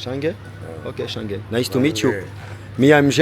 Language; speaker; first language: English; non-native, learner; French